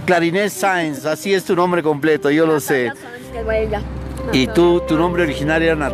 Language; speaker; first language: Spanish; native; Spanish